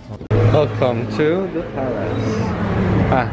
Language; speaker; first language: English; non-native, local second language; Filipino